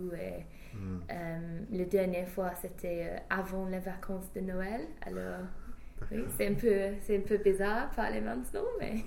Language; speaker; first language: French; non-native, fluent; English